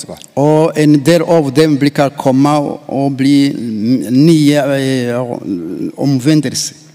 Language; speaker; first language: Swedish; non-native, fluent; Rundi